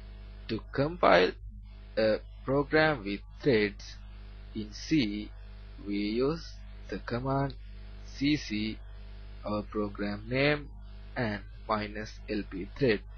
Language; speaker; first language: English; non-native, learner; Sinhala